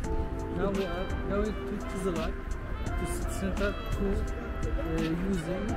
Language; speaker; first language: English; non-native, learner; Turkish